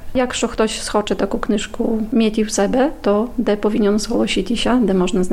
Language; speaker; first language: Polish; non-native, local second language; Ukrainian